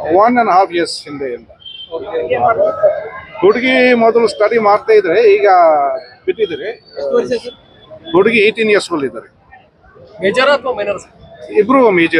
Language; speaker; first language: Kannada; non-native, fluent; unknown